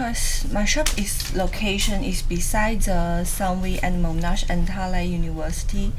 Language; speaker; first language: English; non-native, learner; Chinese